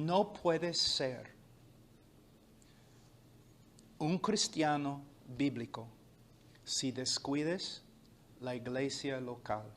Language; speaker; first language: Spanish; non-native, fluent; English